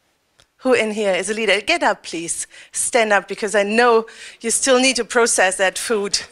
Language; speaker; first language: English; non-native, fluent; German